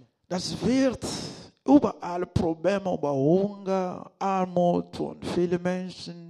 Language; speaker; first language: German; non-native, learner; Lingala